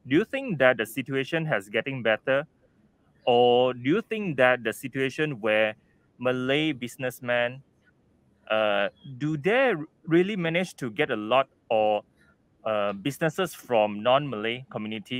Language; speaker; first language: English; non-native, local second language; Chinese